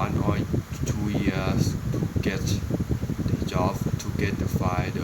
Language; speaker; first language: English; non-native, learner; Thai